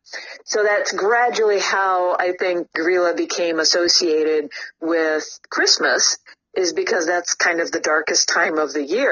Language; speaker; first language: English; native; English